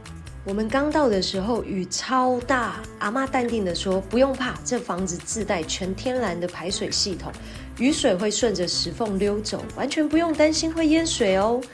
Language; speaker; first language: Chinese; native; Chinese